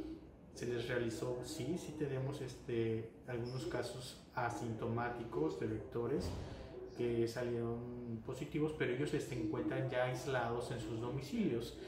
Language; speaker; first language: Spanish; native; Spanish